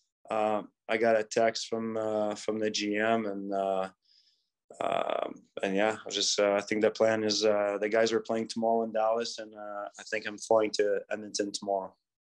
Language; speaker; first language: English; non-native, fluent; French